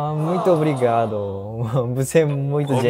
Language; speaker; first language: Portuguese; non-native, learner; Japanese